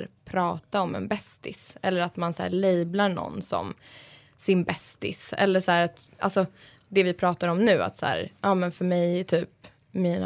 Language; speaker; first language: Swedish; native; Swedish